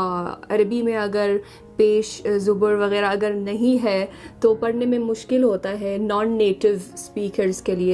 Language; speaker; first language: Hindi; non-native, fluent; Arabic